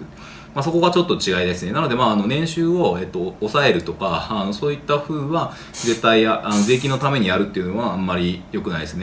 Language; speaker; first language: Japanese; native; Japanese